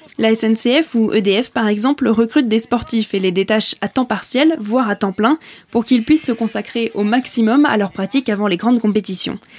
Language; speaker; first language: French; native; French